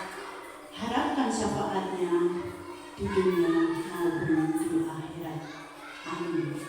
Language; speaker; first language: Indonesian; non-native, local second language; Javanese